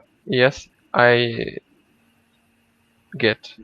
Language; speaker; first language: English; non-native, learner; Russian